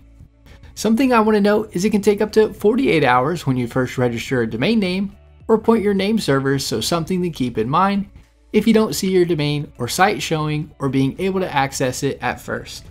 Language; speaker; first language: English; native; English